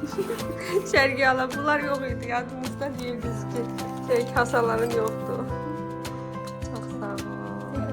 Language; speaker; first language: Turkish; non-native, learner; Urdu